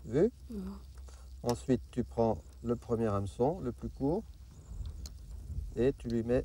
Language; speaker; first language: French; native; French